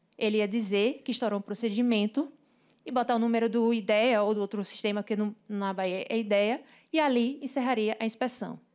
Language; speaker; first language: Portuguese; native; Portuguese